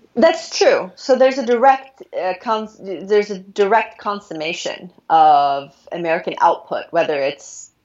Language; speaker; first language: English; non-native, fluent; Norwegian